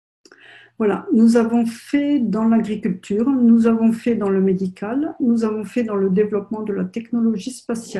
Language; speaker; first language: French; native; French